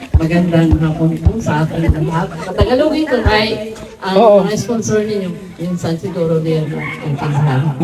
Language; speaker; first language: Filipino; non-native, local second language; Waray